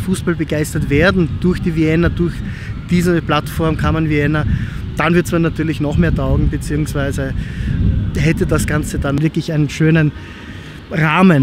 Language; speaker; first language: German; native; German